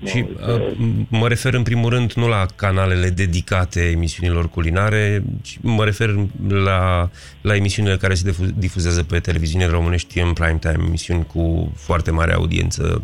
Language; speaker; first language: Romanian; native; Romanian